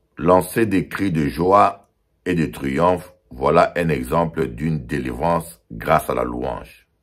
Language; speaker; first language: French; non-native, local second language; Lingala